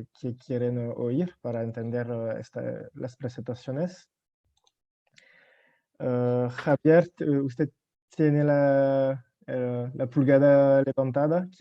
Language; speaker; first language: Spanish; non-native, fluent; French